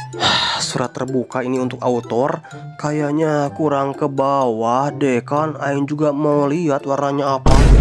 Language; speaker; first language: Indonesian; native; Indonesian